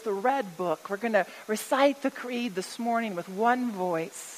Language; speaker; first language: English; native; English